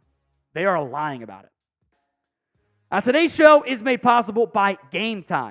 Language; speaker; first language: English; native; English